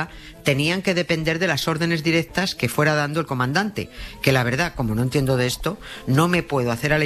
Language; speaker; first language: Spanish; native; Spanish